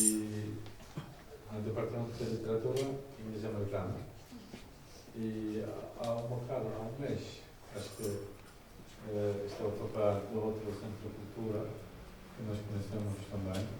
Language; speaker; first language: Portuguese; non-native, learner; Turkish